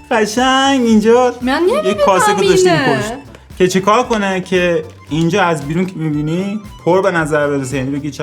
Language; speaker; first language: Persian; native; Persian